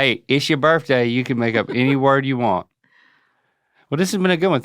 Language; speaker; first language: English; native; English